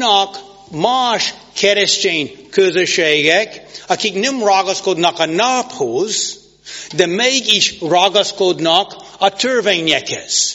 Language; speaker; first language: Hungarian; non-native, fluent; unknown